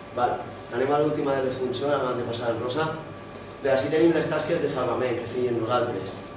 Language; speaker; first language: Catalan; native; Catalan